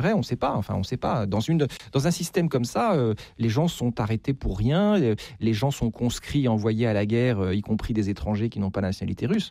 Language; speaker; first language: French; native; French